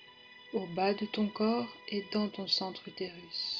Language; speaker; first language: French; native; French